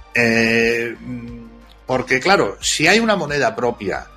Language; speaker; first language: Spanish; native; Spanish